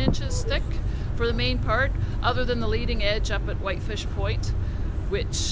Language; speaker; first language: English; native; English